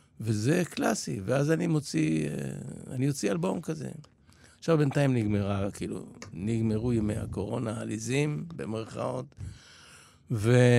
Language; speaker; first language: Hebrew; early bilingual, other home language; Polish